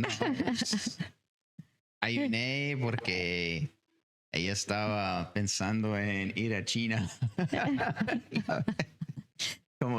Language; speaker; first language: Spanish; non-native, fluent; English